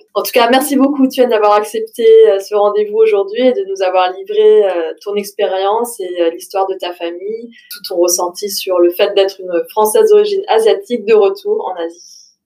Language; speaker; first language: French; early bilingual, other home language; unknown